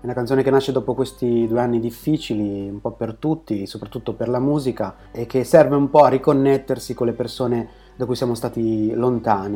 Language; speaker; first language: Italian; native; Italian